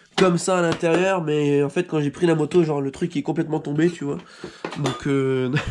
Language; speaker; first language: French; native; French